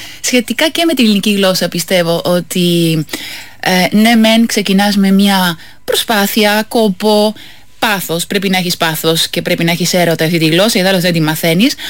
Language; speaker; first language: Greek; non-native, fluent; Spanish